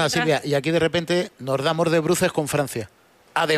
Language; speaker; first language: Spanish; native; Spanish